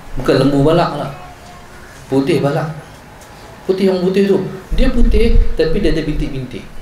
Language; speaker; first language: Malay; native; Malay